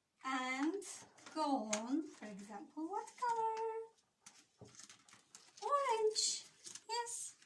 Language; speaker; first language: English; non-native, learner; Turkish